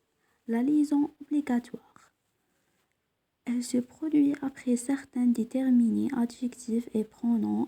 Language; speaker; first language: French; non-native, local second language; Arabic